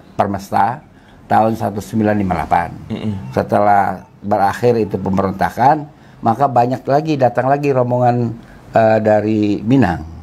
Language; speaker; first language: Indonesian; native; Indonesian